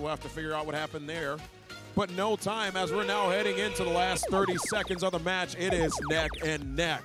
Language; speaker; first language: English; native; English